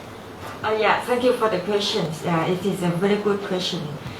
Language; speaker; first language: English; non-native, fluent; Thai